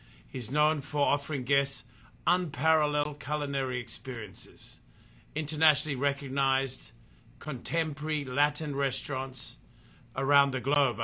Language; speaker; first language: English; native; English